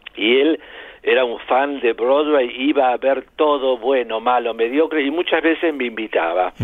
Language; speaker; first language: Spanish; native; Spanish